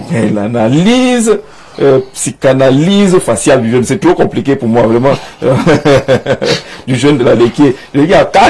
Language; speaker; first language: French; native; French